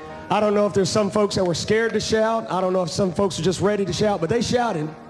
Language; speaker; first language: English; native; English